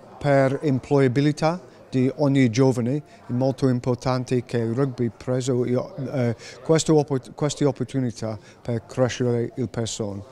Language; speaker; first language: Italian; non-native, learner; English